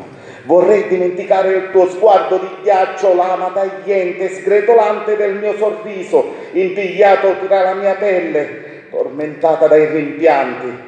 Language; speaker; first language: Italian; native; Italian